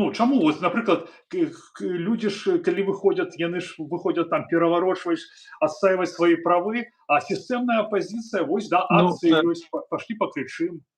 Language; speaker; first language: Belarusian; native; Belarusian